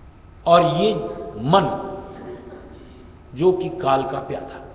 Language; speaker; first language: Hindi; native; Hindi